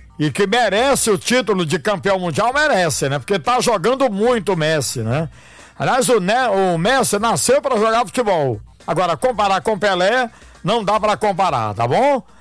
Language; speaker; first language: Portuguese; native; Portuguese